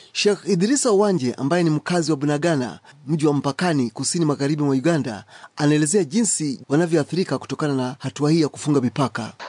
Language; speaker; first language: Swahili; non-native, local second language; Ganda